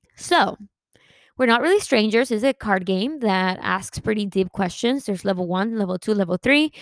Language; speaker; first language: English; early bilingual, other home language; Spanish